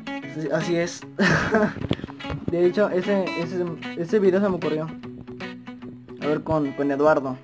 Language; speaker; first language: Spanish; native; Spanish